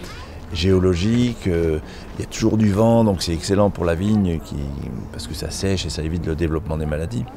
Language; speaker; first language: French; native; French